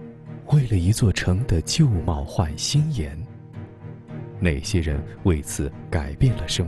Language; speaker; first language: Chinese; native; Chinese